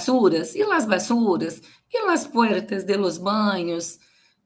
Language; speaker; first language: Spanish; non-native, learner; Portuguese